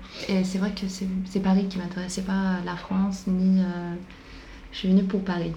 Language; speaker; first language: French; non-native, fluent; Swedish